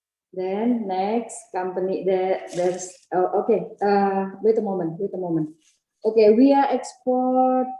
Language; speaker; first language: English; non-native, learner; Indonesian